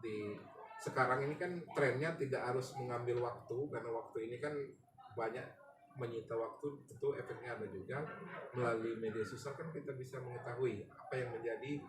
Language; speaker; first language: Indonesian; native; Indonesian